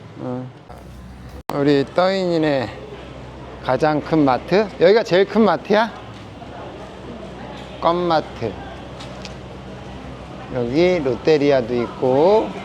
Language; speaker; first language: Korean; native; Korean